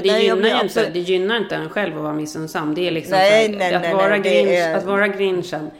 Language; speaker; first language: Swedish; native; Swedish